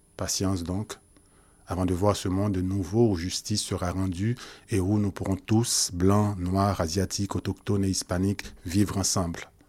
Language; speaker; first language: French; non-native, local second language; Haitian Creole